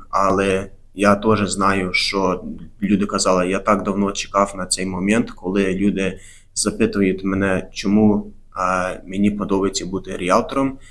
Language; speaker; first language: Ukrainian; early bilingual, heritage; Ukrainian